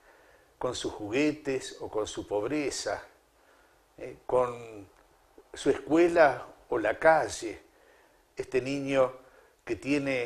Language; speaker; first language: Spanish; native; Spanish